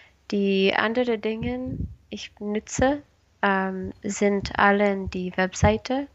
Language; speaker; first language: German; non-native, learner; Spanish